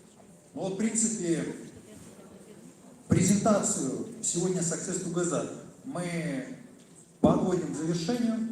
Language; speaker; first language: Russian; native; Russian